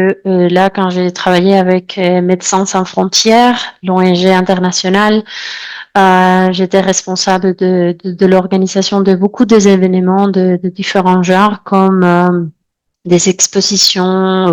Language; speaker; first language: French; non-native, fluent; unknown